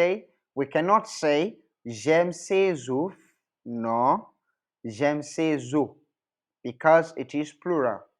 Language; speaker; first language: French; non-native, local second language; English